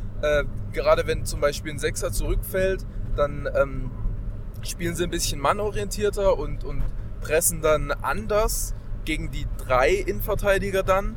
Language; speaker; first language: German; native; German